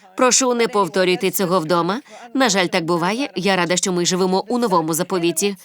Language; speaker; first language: Ukrainian; non-native, fluent; English